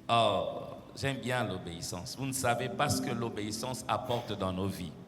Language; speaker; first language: French; non-native, local second language; Lingala